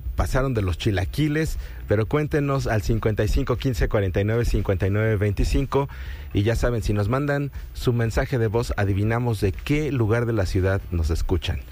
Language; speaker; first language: Spanish; native; Spanish